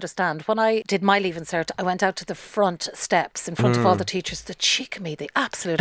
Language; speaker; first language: English; native; English